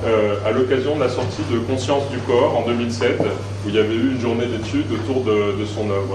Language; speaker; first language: French; native; French